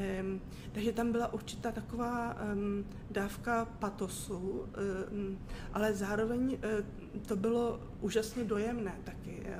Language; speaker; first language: Czech; native; Czech